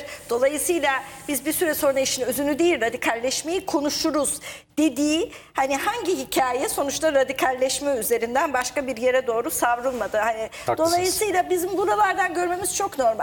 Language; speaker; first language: Turkish; native; Turkish